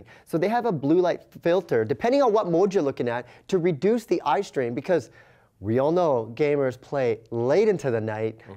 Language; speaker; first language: English; native; English